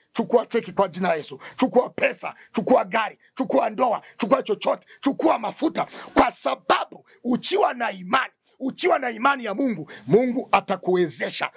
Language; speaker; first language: Swahili; non-native, local second language; Kinyarwanda